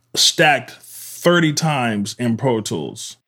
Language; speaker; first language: English; native; English